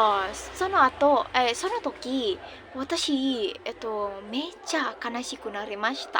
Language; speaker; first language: Japanese; non-native, learner; Indonesian